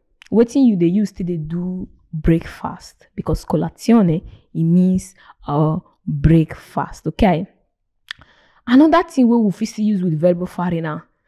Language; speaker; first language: English; non-native, local second language; Igbo